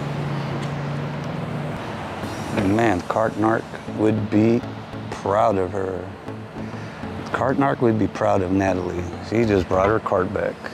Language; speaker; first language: English; early bilingual, other home language; Spanish